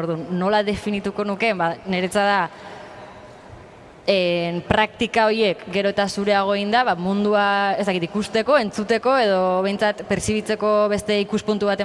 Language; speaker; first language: Basque; native; Basque